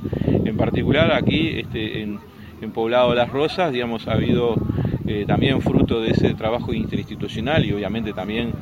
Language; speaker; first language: Spanish; native; Spanish